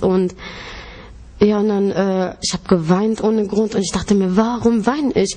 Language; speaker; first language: German; early bilingual, other home language; Greek